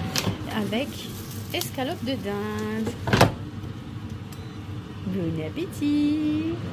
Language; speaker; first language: French; native; French